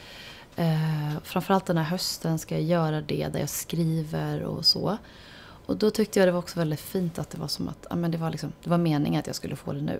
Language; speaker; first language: Swedish; native; Swedish